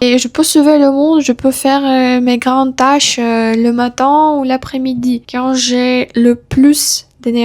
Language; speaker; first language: French; non-native, fluent; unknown